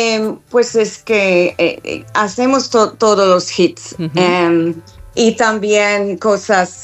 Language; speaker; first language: Spanish; non-native, fluent; English